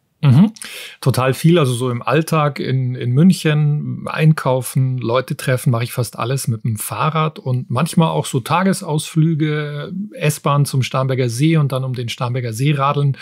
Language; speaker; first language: German; native; German